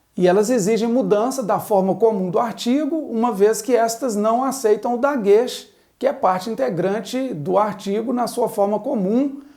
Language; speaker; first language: Portuguese; native; Portuguese